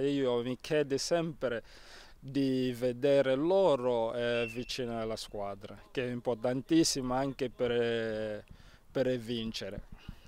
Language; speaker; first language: Italian; non-native, fluent; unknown